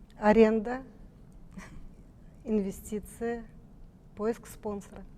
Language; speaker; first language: Russian; native; Russian